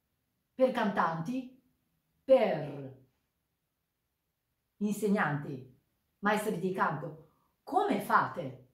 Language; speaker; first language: Italian; non-native, learner; Japanese